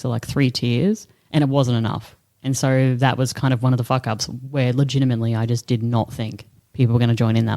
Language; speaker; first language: English; native; English